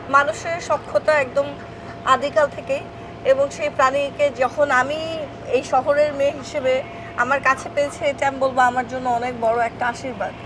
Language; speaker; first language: Bangla; native; Bangla